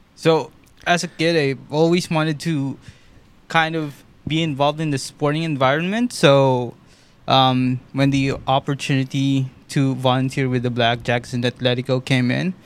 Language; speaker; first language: English; non-native, local second language; Filipino